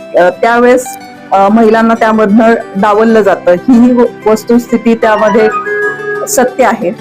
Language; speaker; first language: Marathi; native; Marathi